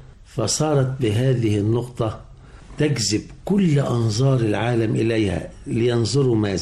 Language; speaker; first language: Arabic; native; Arabic